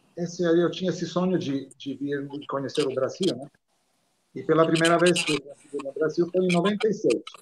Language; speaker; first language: Portuguese; non-native, fluent; Italian